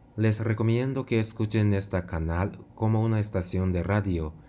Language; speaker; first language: Spanish; non-native, fluent; Japanese